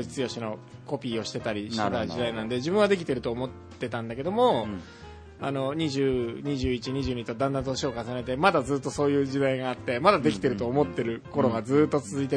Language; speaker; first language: Japanese; native; Japanese